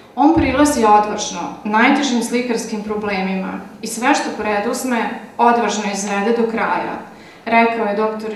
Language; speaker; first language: Serbian; native; Serbian